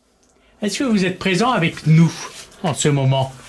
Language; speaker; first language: French; native; French